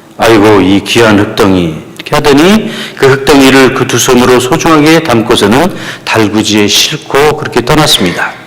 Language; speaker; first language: Korean; native; Korean